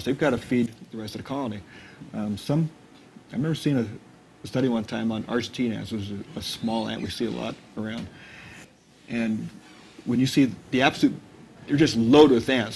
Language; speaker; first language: English; native; English